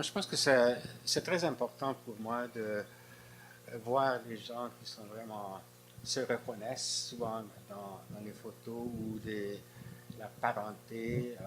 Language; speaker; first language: French; non-native, fluent; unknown